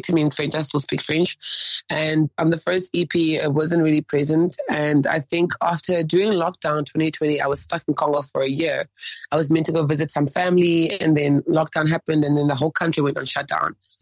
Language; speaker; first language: English; early bilingual, other home language; French